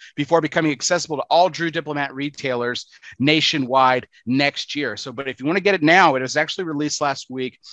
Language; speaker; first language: English; native; English